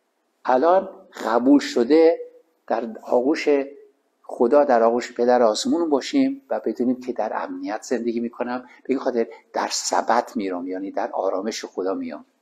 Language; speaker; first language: Persian; native; Persian